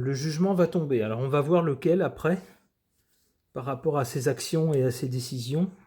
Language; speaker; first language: French; native; French